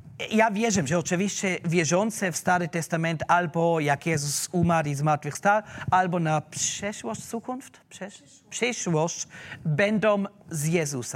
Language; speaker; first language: Polish; non-native, learner; German